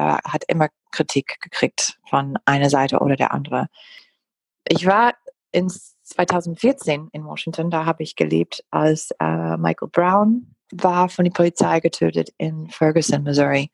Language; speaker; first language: German; non-native, fluent; English